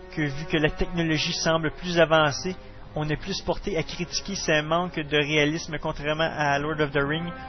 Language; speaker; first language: French; native; French